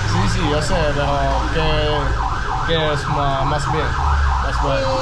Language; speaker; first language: Spanish; non-native, learner; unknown